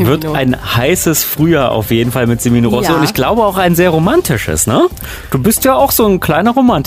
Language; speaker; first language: German; native; German